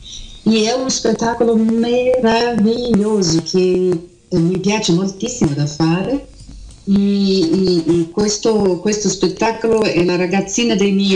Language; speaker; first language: Italian; early bilingual, heritage; Portuguese